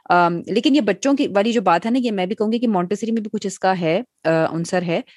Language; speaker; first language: Urdu; native; Urdu